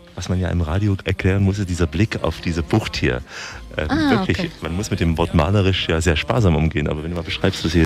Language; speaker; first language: German; native; German